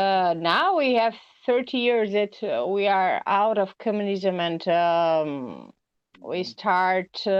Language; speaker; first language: English; non-native, learner; Albanian